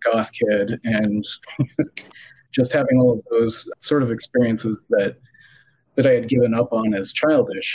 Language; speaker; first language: English; native; English